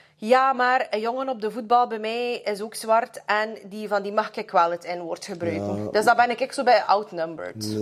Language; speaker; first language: Dutch; early bilingual, other home language; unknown